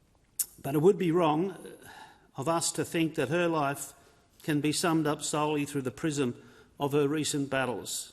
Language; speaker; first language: English; native; English